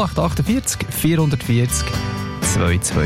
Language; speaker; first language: German; native; German